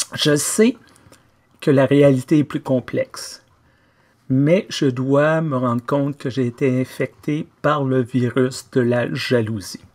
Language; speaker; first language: French; native; French